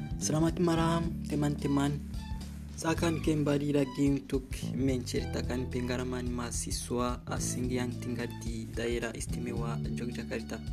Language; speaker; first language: Indonesian; non-native, learner; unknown